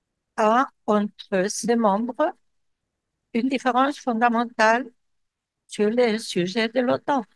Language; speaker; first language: French; non-native, fluent; Spanish